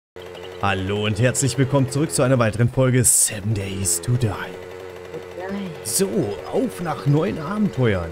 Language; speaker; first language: German; native; German